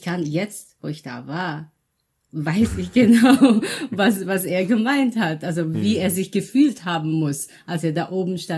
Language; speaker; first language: German; early bilingual, other home language; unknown